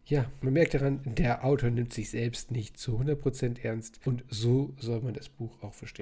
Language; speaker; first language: German; native; German